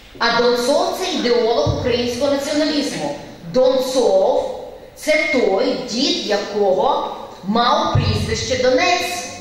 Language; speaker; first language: Ukrainian; native; Ukrainian